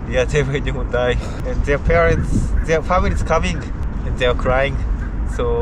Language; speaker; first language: English; non-native, learner; Japanese